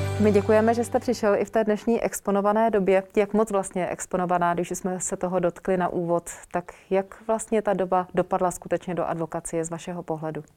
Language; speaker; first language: Czech; native; Czech